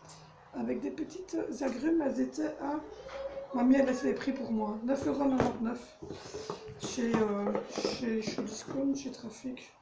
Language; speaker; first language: French; native; French